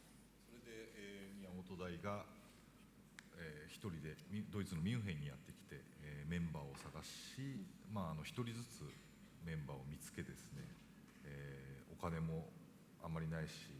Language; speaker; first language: Japanese; native; Japanese